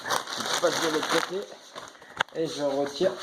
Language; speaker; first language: French; native; French